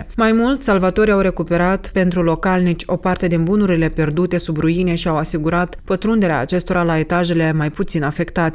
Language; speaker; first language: Romanian; native; Romanian